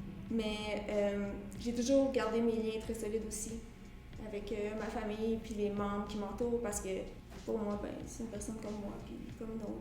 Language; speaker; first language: French; native; French